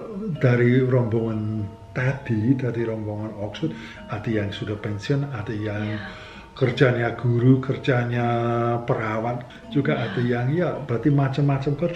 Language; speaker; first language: Indonesian; non-native, fluent; English